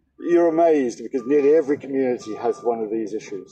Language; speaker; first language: English; native; English